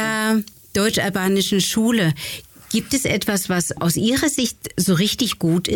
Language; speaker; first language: German; native; German